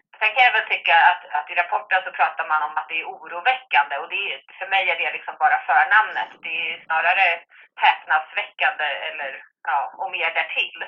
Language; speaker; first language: Swedish; native; Swedish